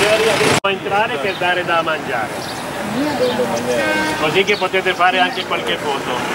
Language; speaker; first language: Italian; non-native, fluent; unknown